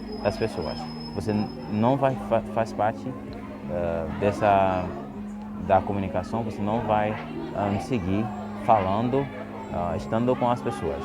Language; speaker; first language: Portuguese; non-native, learner; Haitian Creole